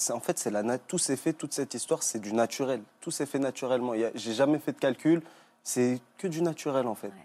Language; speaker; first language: French; native; French